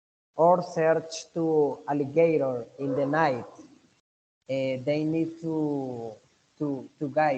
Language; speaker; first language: English; non-native, learner; Spanish